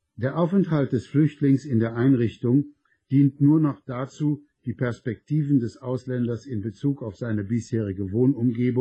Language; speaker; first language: German; native; German